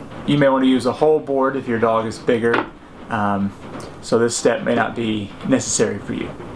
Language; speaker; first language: English; native; English